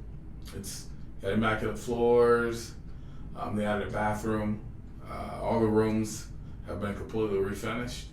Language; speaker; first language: English; native; English